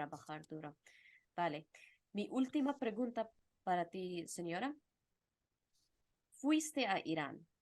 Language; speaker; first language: Spanish; non-native, fluent; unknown